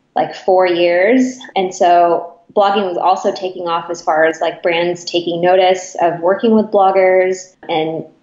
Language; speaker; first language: English; native; English